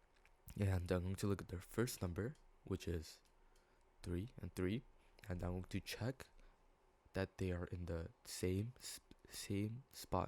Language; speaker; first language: English; native; English